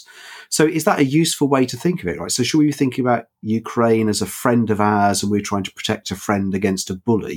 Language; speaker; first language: English; native; English